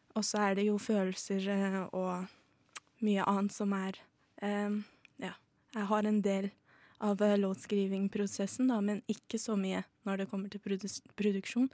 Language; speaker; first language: Norwegian; early bilingual, other home language; Azerbaijani